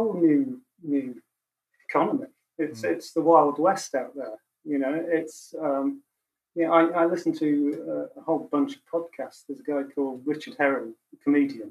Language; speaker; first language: English; native; English